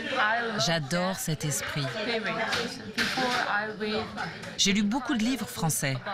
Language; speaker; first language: French; non-native, learner; Korean